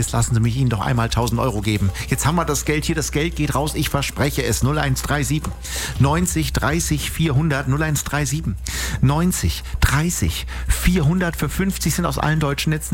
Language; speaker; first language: German; native; German